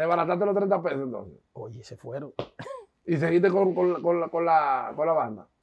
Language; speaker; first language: Spanish; native; Spanish